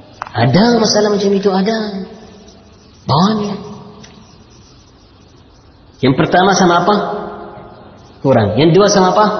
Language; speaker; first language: Indonesian; non-native, learner; Arabic